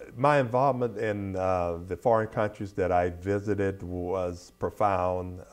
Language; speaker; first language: English; native; English